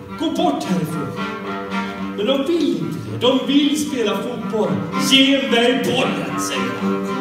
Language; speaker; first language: Swedish; native; Swedish